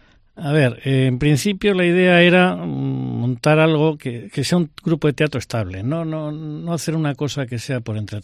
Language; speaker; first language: Spanish; native; Spanish